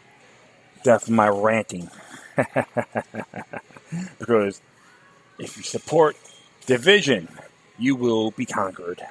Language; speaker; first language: English; native; English